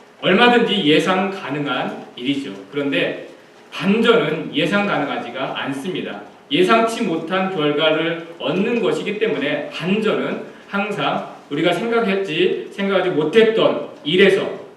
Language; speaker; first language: Korean; native; Korean